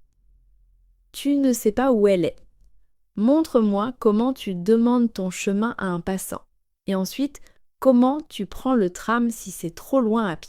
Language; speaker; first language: French; native; French